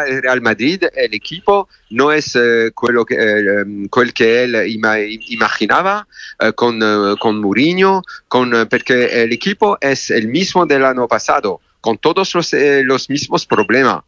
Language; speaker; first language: Spanish; non-native, learner; French